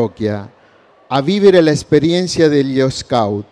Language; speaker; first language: Italian; non-native, learner; Spanish